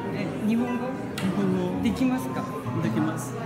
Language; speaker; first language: Japanese; non-native, fluent; Russian